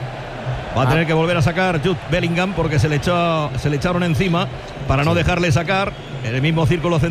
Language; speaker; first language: Spanish; native; Spanish